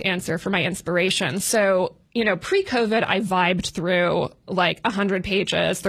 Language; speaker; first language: English; native; English